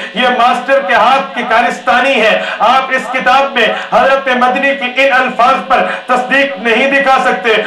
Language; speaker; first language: Urdu; non-native, local second language; Saraiki